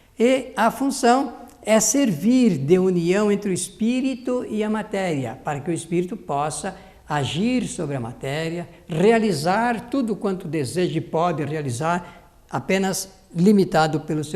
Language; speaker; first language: Portuguese; native; Portuguese